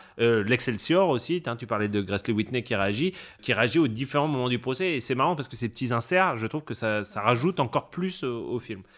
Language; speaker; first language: French; native; French